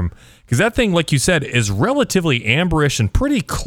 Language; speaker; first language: English; native; English